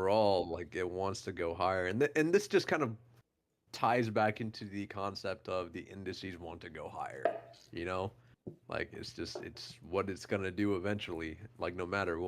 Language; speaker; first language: English; native; English